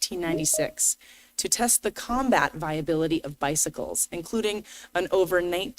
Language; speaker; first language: English; native; English